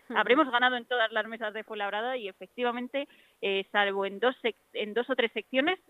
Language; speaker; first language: Spanish; native; Spanish